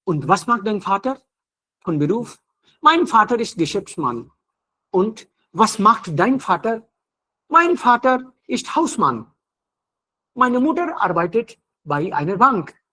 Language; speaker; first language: German; non-native, learner; Hindi